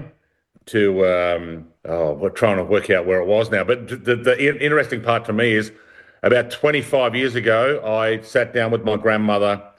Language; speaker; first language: English; native; English